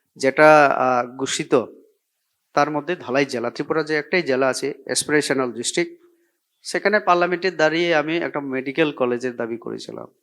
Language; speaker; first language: Bangla; non-native, local second language; Kok Borok